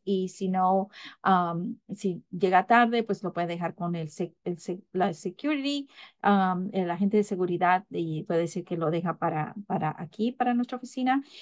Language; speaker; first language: Spanish; early bilingual, heritage; English